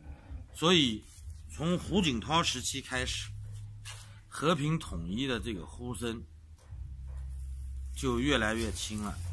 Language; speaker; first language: Chinese; native; Chinese